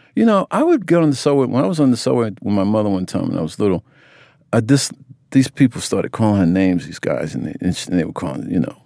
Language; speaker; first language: English; native; English